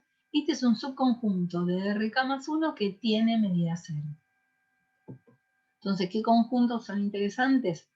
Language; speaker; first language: Spanish; native; Spanish